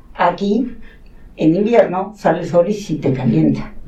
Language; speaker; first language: Spanish; non-native, local second language; Catalan